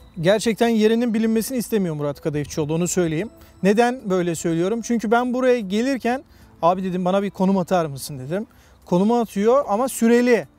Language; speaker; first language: Turkish; native; Turkish